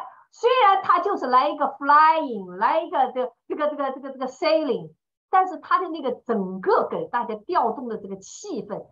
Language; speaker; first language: Chinese; native; Chinese